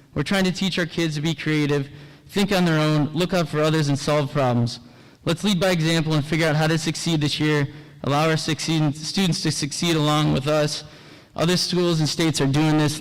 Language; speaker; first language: English; native; English